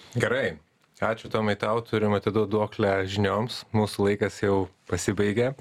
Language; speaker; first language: Lithuanian; native; Lithuanian